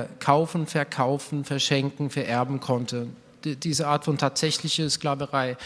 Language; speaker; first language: German; non-native, fluent; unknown